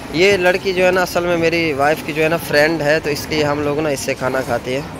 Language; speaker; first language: Urdu; non-native, local second language; Saraiki